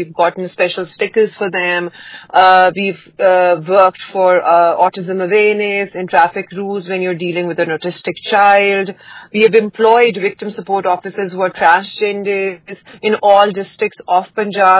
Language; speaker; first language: English; non-native, local second language; Urdu